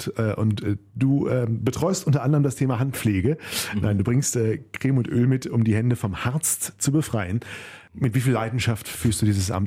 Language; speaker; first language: German; native; German